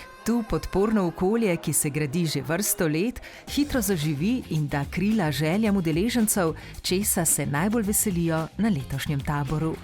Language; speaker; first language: Slovenian; native; Slovenian